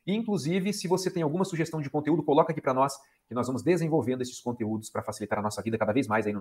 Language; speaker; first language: Portuguese; native; Portuguese